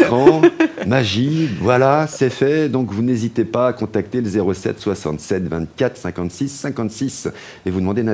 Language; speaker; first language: French; native; French